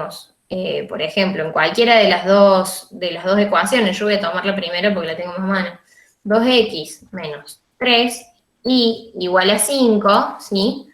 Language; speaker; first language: Spanish; native; Spanish